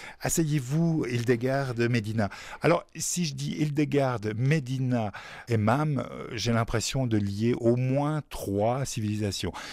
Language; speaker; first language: French; native; French